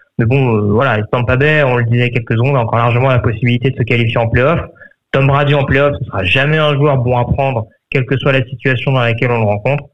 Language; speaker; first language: French; native; French